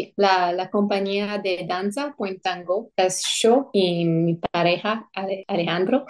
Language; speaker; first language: Spanish; non-native, fluent; English